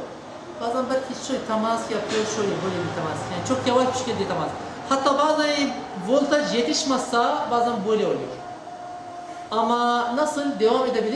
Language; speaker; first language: Turkish; non-native, learner; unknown